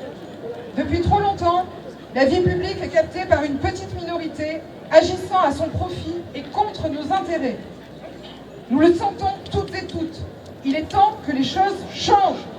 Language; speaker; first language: French; native; French